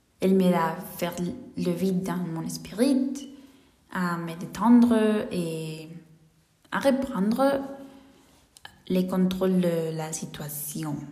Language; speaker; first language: French; non-native, learner; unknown